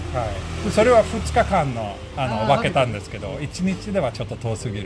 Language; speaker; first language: Japanese; non-native, fluent; Swedish